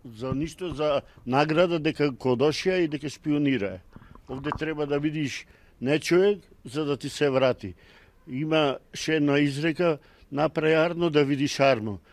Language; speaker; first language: Macedonian; native; Macedonian